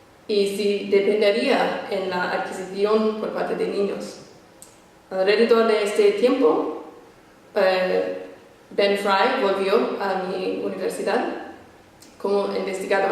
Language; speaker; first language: Spanish; non-native, fluent; English